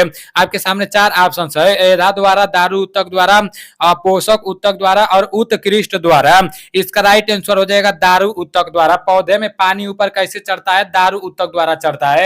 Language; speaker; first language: Hindi; native; Hindi